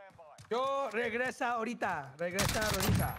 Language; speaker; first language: Spanish; non-native, learner; English